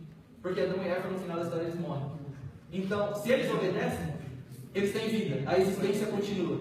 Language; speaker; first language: Portuguese; native; Portuguese